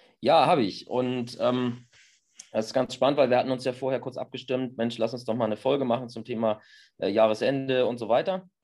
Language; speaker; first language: German; native; German